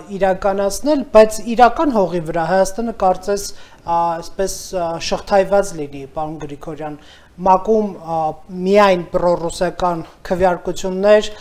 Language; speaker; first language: Armenian; native; Armenian